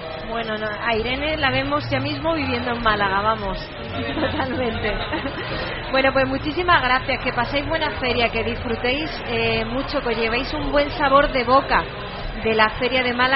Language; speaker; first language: Spanish; native; Spanish